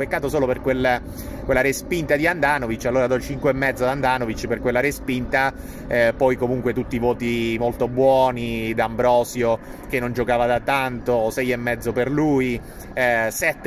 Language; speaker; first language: Italian; native; Italian